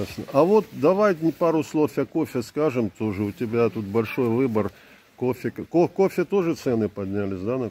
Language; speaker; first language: Russian; native; Russian